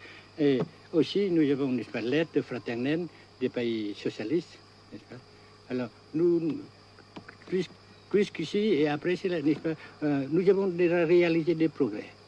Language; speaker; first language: French; non-native, fluent; Vietnamese